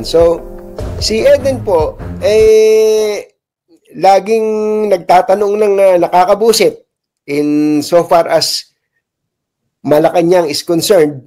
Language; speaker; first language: Filipino; native; Filipino